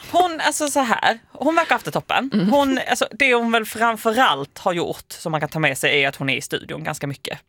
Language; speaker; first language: Swedish; native; Swedish